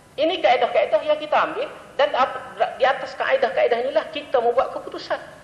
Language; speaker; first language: Malay; native; Malay